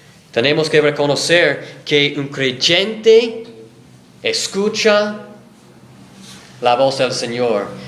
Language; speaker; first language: Spanish; non-native, fluent; English